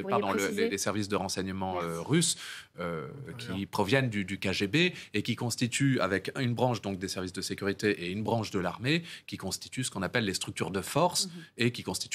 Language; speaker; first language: French; native; French